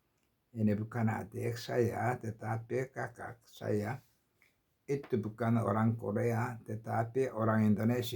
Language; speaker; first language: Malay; non-native, learner; Korean